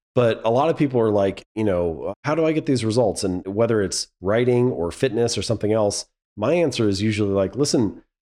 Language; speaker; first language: English; native; English